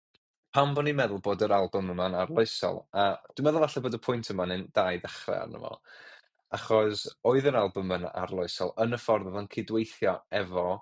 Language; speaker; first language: Welsh; native; Welsh